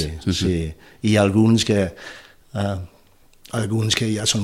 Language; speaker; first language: Catalan; non-native, fluent; English